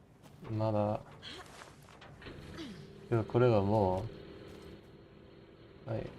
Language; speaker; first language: Japanese; non-native, learner; English